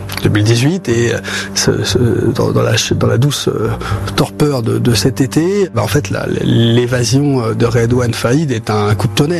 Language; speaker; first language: French; native; French